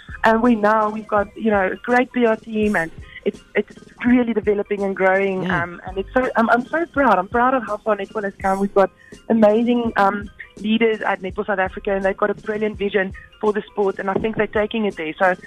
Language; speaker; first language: English; non-native, local second language; Afrikaans